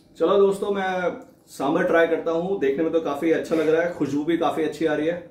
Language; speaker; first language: Hindi; native; Hindi